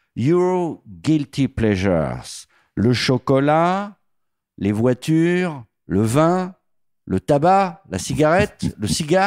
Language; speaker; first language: French; native; French